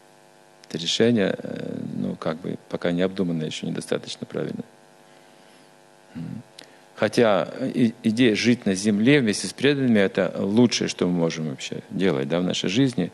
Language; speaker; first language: Russian; native; Russian